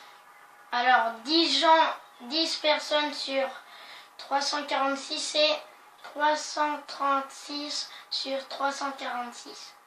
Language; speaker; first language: French; native; French